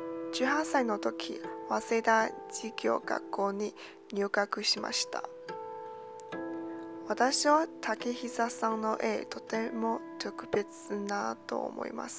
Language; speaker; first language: Japanese; non-native, learner; Chinese